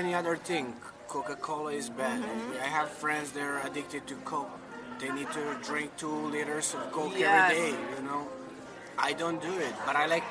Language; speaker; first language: English; non-native, learner; Serbian